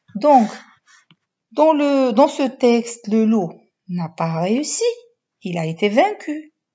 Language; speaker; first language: French; non-native, local second language; Arabic